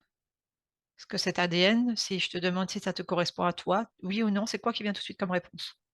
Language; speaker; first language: French; native; French